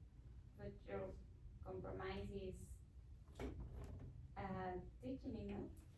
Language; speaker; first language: English; non-native, learner; Spanish